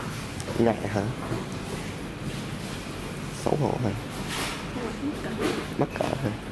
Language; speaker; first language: Vietnamese; non-native, fluent; Japanese